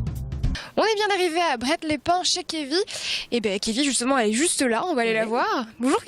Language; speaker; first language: French; native; French